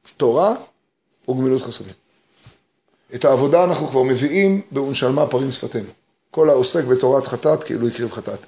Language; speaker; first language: Hebrew; native; Hebrew